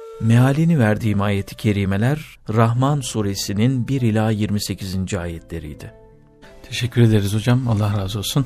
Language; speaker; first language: Turkish; native; Turkish